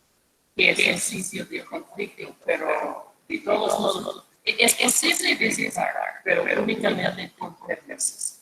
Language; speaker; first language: Spanish; non-native, fluent; English